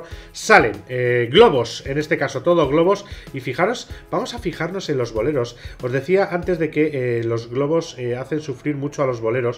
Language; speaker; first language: Spanish; native; Spanish